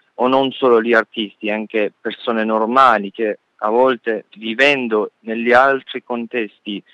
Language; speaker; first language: Italian; non-native, fluent; Persian